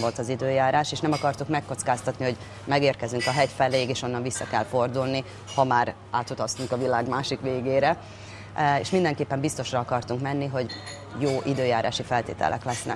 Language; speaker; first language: Hungarian; native; Hungarian